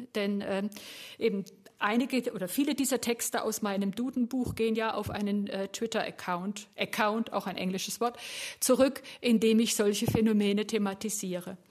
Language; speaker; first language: German; native; German